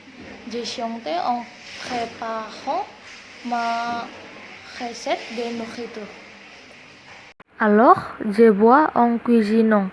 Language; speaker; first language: French; non-native, learner; Indonesian